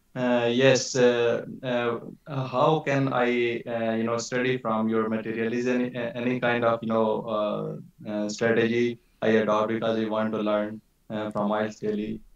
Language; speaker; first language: English; non-native, local second language; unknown